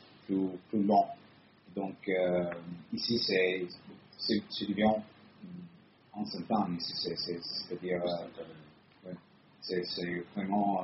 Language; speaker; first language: French; non-native, fluent; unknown